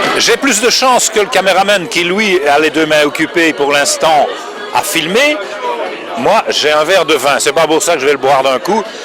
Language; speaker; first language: French; native; French